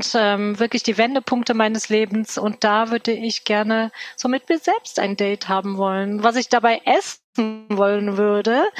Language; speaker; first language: German; early bilingual, other home language; Turkish